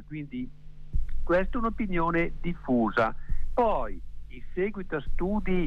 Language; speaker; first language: Italian; native; Italian